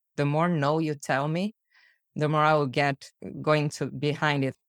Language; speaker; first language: English; early bilingual, other home language; Portuguese